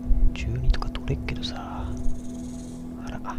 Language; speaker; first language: Japanese; native; Japanese